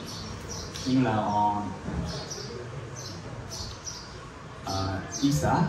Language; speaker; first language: Finnish; non-native, learner; Burmese